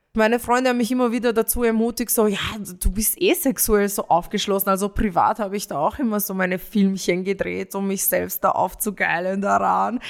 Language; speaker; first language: German; early bilingual, other home language; Romanian